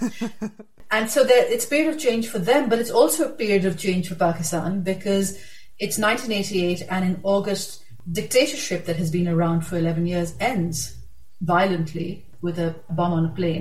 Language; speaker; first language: English; non-native, local second language; Urdu